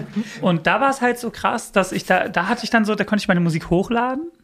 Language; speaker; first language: German; early bilingual, other home language; English